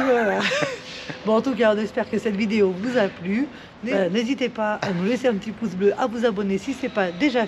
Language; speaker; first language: French; native; French